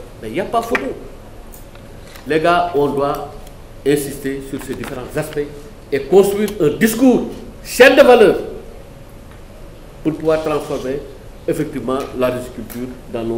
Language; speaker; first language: French; non-native, local second language; Wolof